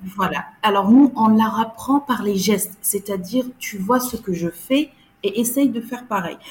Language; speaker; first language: French; non-native, local second language; Arabic